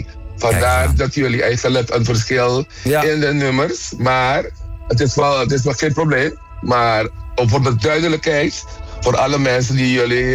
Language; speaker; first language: Dutch; non-native, local second language; Papiamento